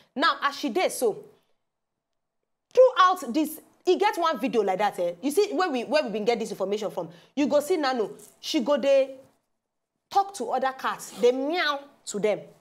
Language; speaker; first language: Nigerian Pidgin; native; Nigerian Pidgin